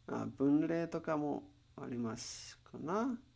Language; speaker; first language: Japanese; non-native, learner; Spanish